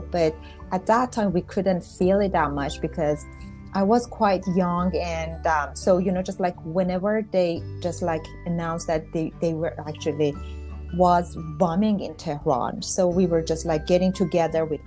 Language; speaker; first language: English; non-native, fluent; Persian